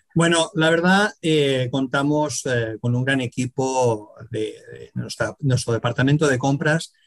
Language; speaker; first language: Spanish; native; Spanish